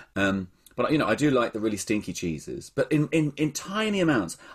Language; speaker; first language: English; native; English